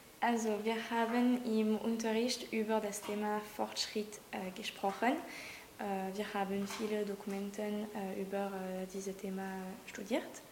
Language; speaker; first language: German; non-native, learner; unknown